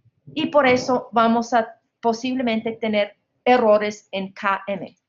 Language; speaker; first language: Spanish; non-native, fluent; English